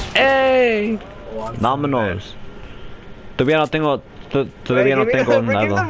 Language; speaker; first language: Spanish; early bilingual, heritage; English